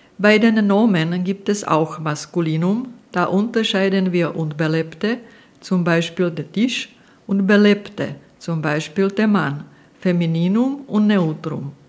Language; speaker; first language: German; non-native, fluent; Czech